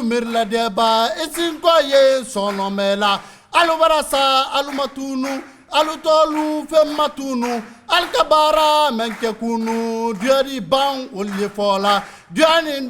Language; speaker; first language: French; non-native, local second language; Mandingo